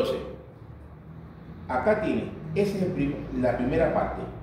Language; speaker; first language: Spanish; native; Spanish